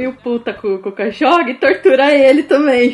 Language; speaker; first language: Portuguese; native; Portuguese